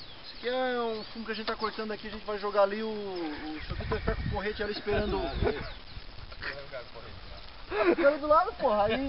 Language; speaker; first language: Portuguese; native; Portuguese